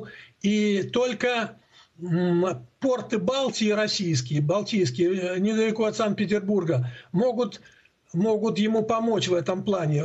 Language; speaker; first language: Russian; native; Russian